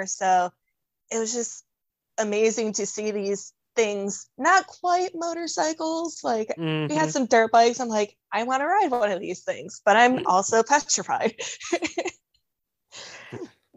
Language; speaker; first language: English; native; English